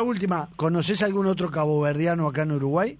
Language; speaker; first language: Spanish; native; Spanish